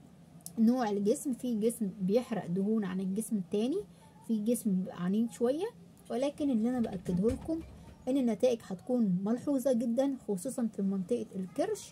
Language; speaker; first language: Arabic; native; Arabic